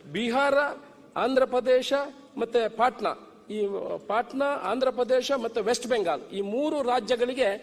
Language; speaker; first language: Kannada; non-native, local second language; Tulu